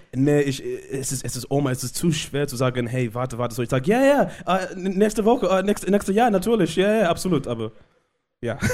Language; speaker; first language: German; non-native, fluent; Shona